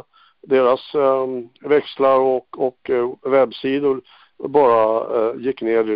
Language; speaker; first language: Swedish; native; Swedish